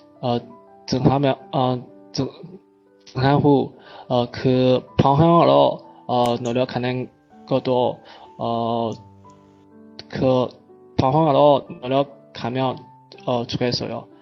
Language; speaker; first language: Korean; non-native, learner; Chinese